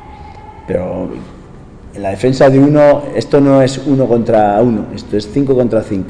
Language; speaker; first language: Spanish; native; Spanish